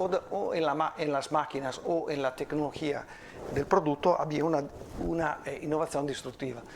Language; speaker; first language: Spanish; non-native, fluent; Italian